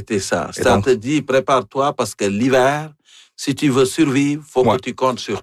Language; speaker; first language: French; native; French